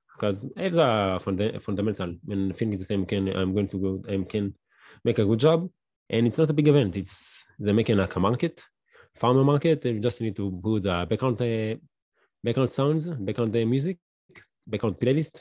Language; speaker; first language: English; non-native, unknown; Hebrew